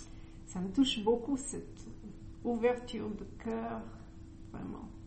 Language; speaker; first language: French; non-native, fluent; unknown